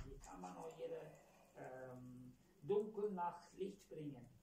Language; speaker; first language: German; non-native, learner; Tamil